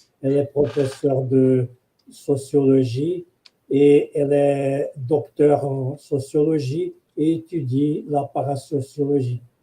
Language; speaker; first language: French; non-native, fluent; Portuguese